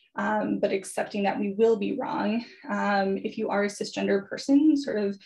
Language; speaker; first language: English; native; English